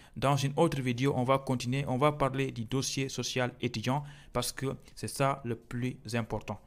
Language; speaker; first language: French; non-native, local second language; Fula